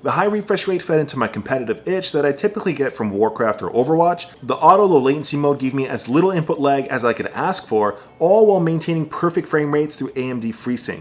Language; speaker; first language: English; native; English